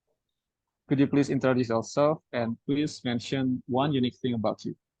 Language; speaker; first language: English; non-native, fluent; Indonesian